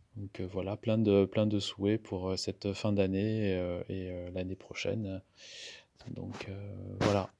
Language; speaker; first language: French; non-native, local second language; Malagasy